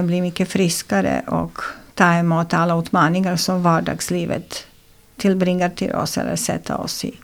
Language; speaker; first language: Swedish; non-native, fluent; Serbian